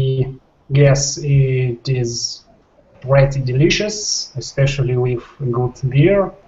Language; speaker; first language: English; non-native, learner; Russian